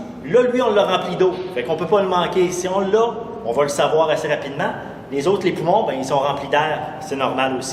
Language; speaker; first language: French; native; French